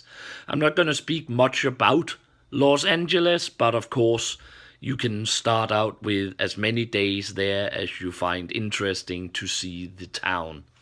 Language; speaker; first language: English; non-native, fluent; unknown